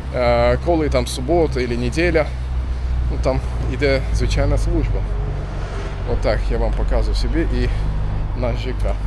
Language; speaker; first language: Ukrainian; non-native, learner; Turkish